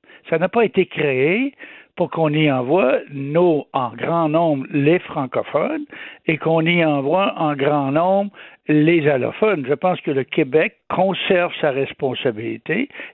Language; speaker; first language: French; native; French